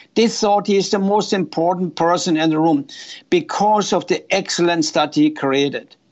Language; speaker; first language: English; non-native, fluent; German